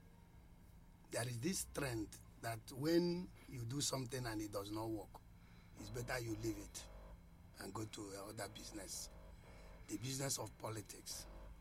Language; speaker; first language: English; non-native, local second language; Igbo